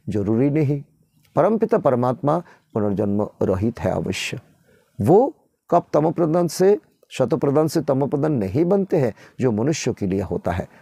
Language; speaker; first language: Hindi; non-native, local second language; Bangla